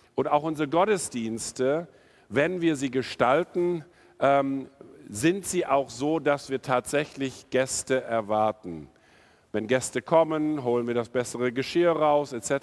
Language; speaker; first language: German; non-native, fluent; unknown